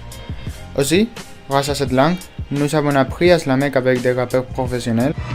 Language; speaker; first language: French; non-native, learner; Spanish